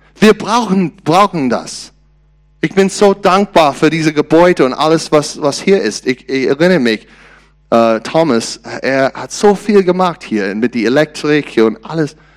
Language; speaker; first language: German; non-native, learner; English